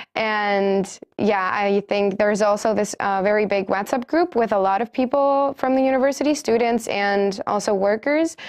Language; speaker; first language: English; non-native, fluent; Spanish